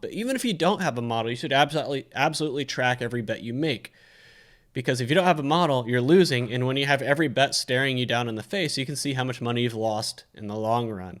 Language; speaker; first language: English; native; English